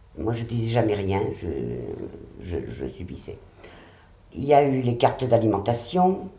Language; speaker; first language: French; early bilingual, other home language; Catalan